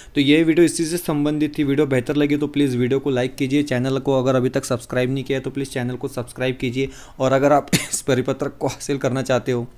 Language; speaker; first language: Hindi; non-native, local second language; Marathi